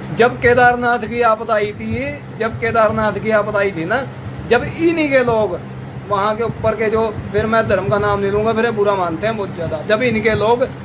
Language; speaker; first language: Hindi; non-native, local second language; Punjabi